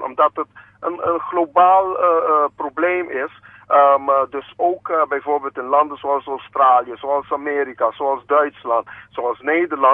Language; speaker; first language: Dutch; non-native, local second language; Papiamento